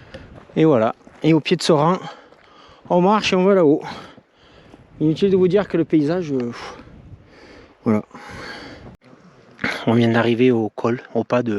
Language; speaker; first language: French; native; French